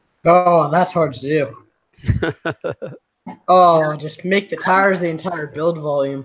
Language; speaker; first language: English; native; English